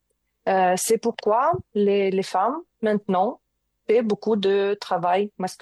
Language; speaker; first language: French; non-native, learner; Ukrainian